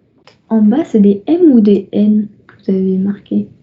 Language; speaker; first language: French; native; French